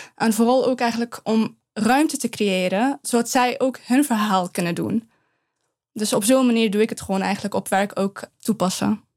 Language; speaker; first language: Dutch; early bilingual, other home language; Persian